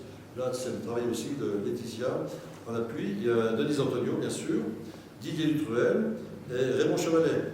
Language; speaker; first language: French; native; French